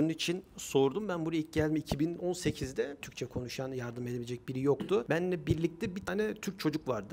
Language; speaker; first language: Turkish; native; Turkish